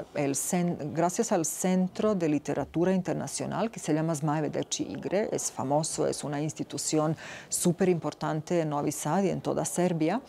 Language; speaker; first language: Spanish; non-native, fluent; Serbian